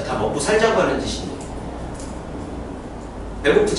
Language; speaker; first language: Korean; native; Korean